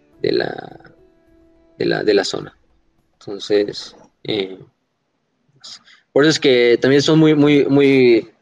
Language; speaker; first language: Spanish; native; Spanish